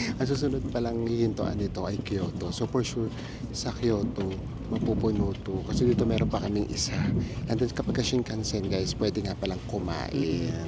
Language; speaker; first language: Filipino; native; Filipino